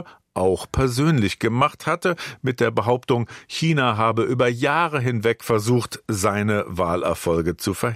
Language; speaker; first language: German; native; German